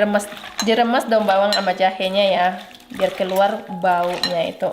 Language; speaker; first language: Indonesian; native; Indonesian